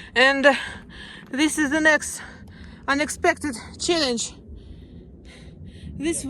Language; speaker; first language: English; non-native, learner; Russian